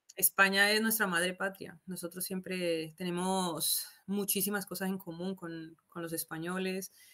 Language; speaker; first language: Spanish; native; Spanish